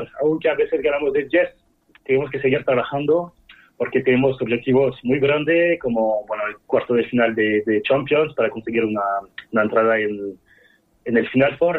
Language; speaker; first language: Spanish; non-native, fluent; French